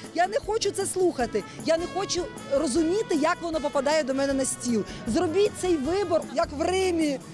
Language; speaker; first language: Ukrainian; native; Ukrainian